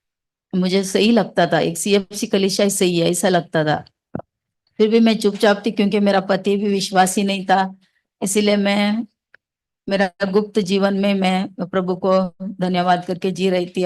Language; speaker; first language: Hindi; non-native, local second language; Malayalam